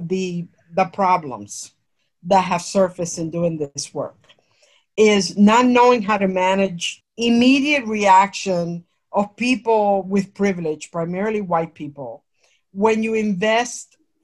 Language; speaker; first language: English; native; English